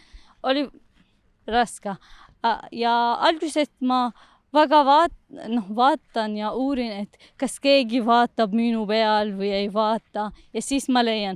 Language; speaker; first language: Estonian; non-native, learner; Arabic